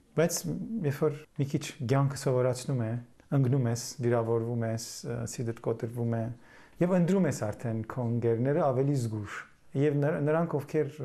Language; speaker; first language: Armenian; early bilingual, heritage; Armenian